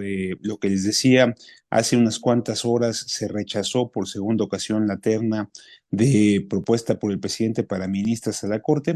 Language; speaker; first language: Spanish; native; Spanish